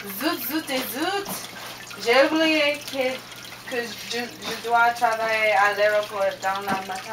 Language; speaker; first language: French; non-native, learner; English